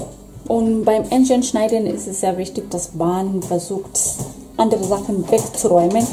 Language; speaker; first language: German; non-native, fluent; Swahili